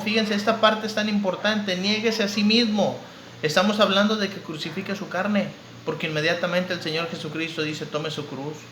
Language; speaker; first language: Spanish; native; Spanish